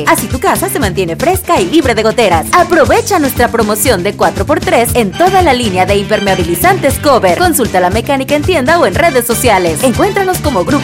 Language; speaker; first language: Spanish; native; Spanish